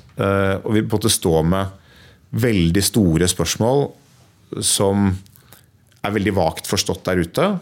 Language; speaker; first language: Norwegian; native; Norwegian